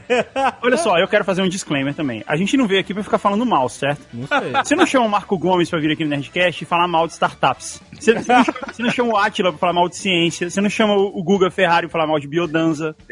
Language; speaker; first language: Portuguese; native; Portuguese